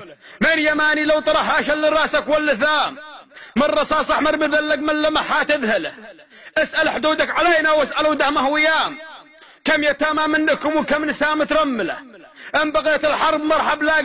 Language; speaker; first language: Arabic; native; Arabic